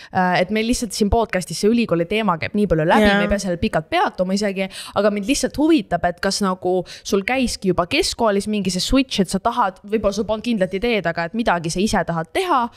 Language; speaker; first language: Estonian; native; Estonian